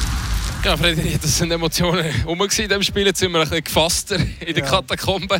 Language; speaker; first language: German; native; German